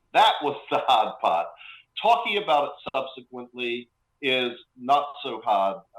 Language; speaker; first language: English; native; English